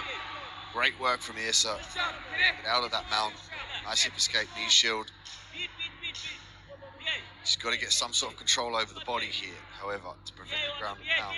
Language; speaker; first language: English; native; English